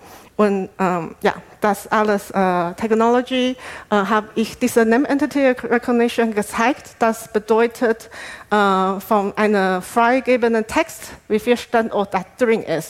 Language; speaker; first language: German; non-native, fluent; Chinese